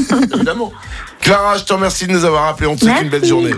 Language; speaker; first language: French; native; French